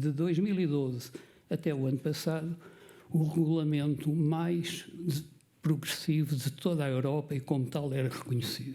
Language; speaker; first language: Portuguese; native; Portuguese